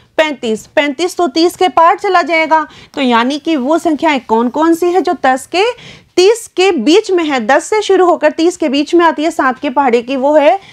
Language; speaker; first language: Hindi; native; Hindi